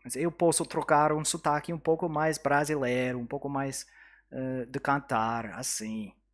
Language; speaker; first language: Portuguese; non-native, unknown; English